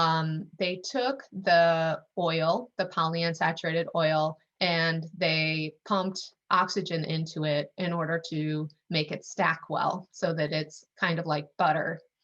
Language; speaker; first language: English; native; English